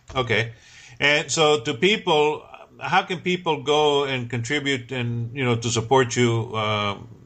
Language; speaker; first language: English; native; English